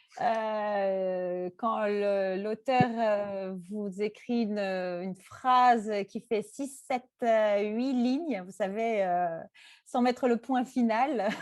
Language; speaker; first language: French; non-native, local second language; Turkish